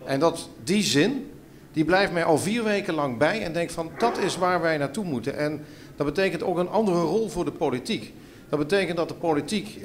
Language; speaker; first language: Dutch; native; Dutch